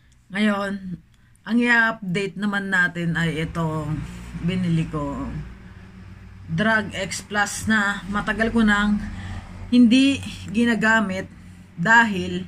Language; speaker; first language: Filipino; native; Filipino